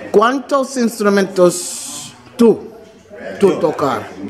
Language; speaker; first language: Spanish; non-native, learner; English